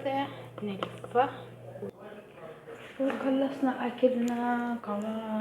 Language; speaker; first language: Arabic; non-native, fluent; Oromo